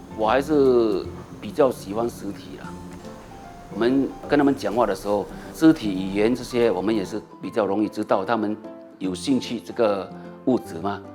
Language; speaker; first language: Chinese; native; Chinese